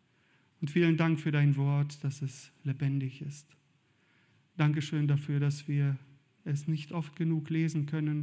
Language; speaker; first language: German; native; German